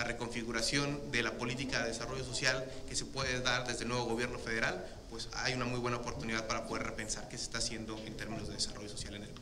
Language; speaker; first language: Spanish; native; Spanish